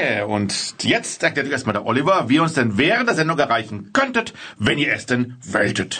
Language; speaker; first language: German; native; German